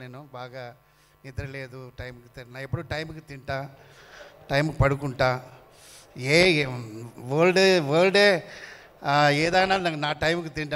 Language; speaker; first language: Telugu; non-native, learner; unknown